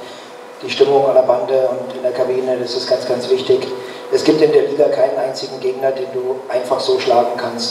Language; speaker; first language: German; native; German